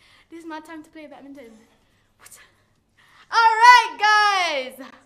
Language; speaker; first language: English; non-native, local second language; Malay